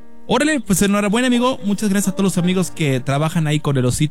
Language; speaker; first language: Spanish; native; Spanish